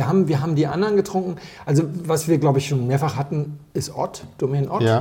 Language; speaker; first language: German; native; German